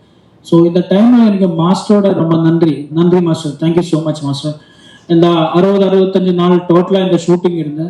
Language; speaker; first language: Tamil; non-native, learner; Malayalam